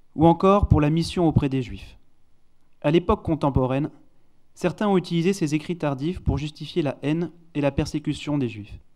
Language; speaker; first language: French; non-native, fluent; Hebrew